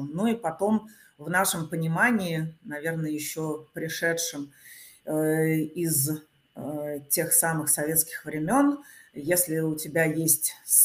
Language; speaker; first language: Russian; native; Russian